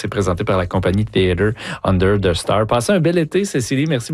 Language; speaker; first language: French; native; French